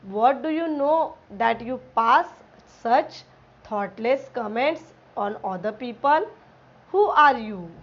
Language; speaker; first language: English; non-native, local second language; Marathi